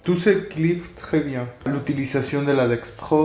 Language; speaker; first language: French; non-native, fluent; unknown